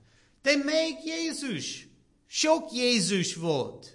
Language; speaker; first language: Hungarian; non-native, learner; English